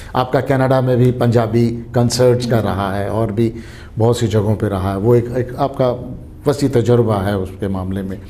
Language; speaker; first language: Hindi; native; Hindi